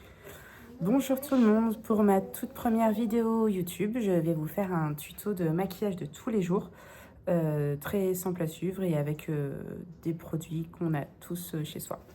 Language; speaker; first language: French; native; French